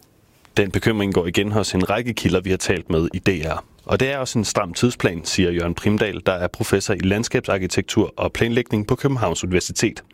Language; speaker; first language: Danish; native; Danish